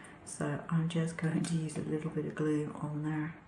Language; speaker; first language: English; native; English